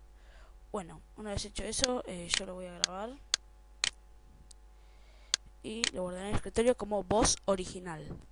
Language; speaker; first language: Spanish; native; Spanish